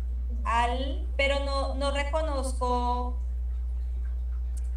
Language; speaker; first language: Spanish; native; Spanish